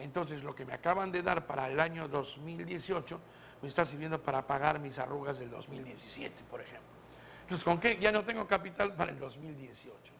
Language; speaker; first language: Spanish; native; Spanish